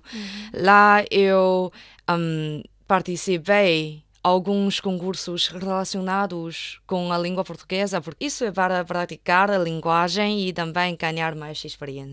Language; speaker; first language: Portuguese; non-native, fluent; Chinese